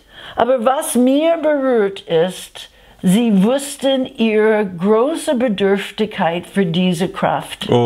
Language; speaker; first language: German; non-native, fluent; English